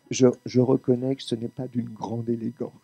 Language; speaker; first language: French; native; French